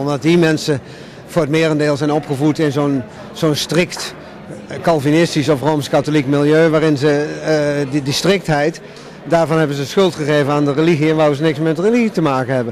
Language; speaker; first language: Dutch; native; Dutch